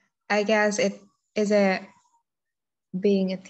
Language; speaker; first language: English; non-native, learner; Indonesian